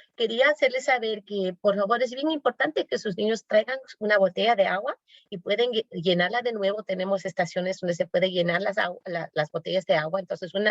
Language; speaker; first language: Spanish; native; Spanish